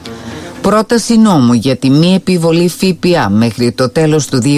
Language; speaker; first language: Greek; native; Greek